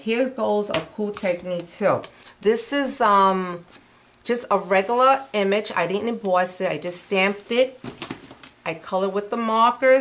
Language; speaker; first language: English; non-native, fluent; Spanish